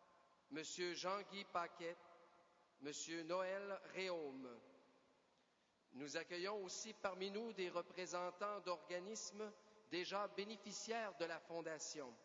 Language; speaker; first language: French; native; French